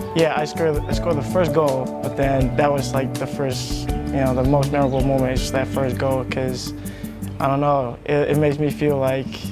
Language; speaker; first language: English; non-native, fluent; Samoan